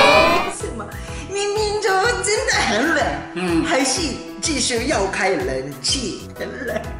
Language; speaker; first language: Chinese; non-native, fluent; Japanese